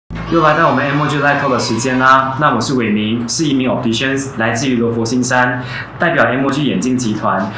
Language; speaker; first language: Chinese; native; Chinese